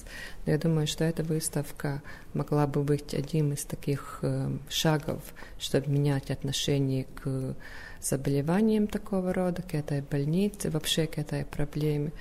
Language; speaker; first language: Russian; non-native, local second language; Latvian